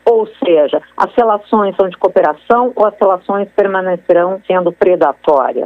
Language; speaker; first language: Portuguese; native; Portuguese